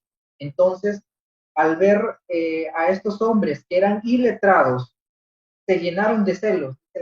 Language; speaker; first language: Spanish; native; Spanish